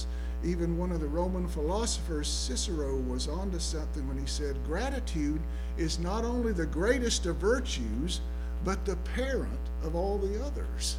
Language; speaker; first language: English; native; English